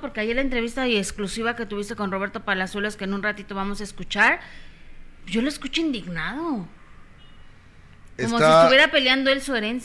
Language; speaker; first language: Spanish; native; Spanish